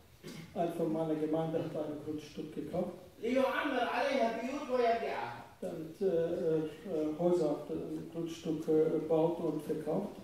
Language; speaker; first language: German; non-native, fluent; Arabic